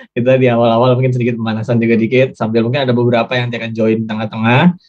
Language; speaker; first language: Indonesian; native; Indonesian